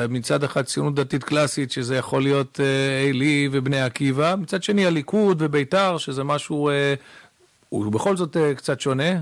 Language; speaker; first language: Hebrew; early bilingual, other home language; English